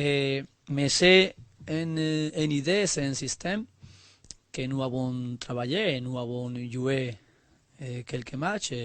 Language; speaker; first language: French; non-native, learner; Spanish